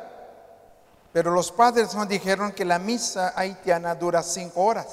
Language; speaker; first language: Spanish; non-native, fluent; Haitian Creole